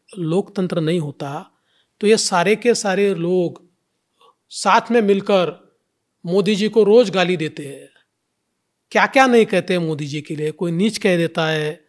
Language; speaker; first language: Hindi; non-native, local second language; Marathi